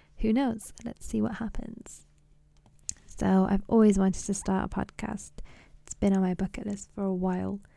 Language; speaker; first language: English; early bilingual, other home language; Punjabi